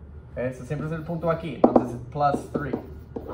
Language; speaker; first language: Spanish; non-native, fluent; English